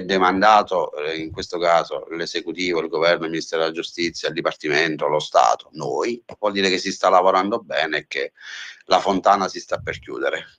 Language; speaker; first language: Italian; native; Italian